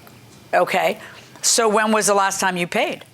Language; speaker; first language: English; native; English